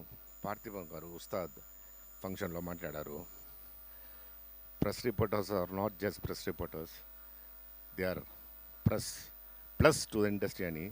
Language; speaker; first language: Telugu; non-native, local second language; Tamil